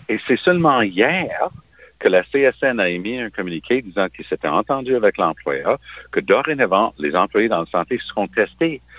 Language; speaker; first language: French; native; French